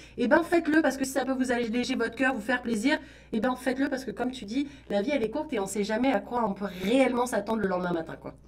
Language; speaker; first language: French; native; French